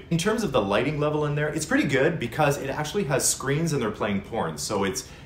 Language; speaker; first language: English; native; English